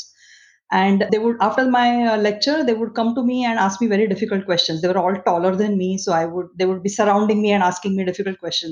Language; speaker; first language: English; non-native, local second language; Marathi